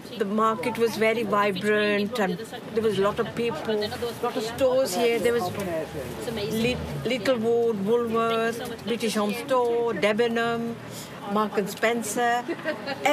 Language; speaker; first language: English; non-native, local second language; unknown